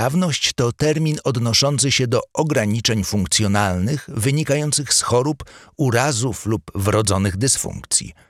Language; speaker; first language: Polish; native; Polish